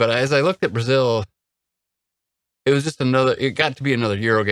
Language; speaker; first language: English; native; English